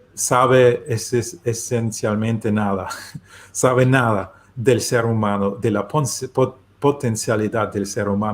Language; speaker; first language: Spanish; non-native, learner; German